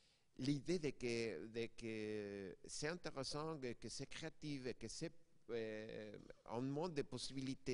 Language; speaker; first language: French; non-native, fluent; Spanish